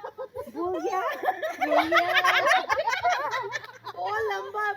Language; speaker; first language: Hindi; non-native, local second language; Rongmei Naga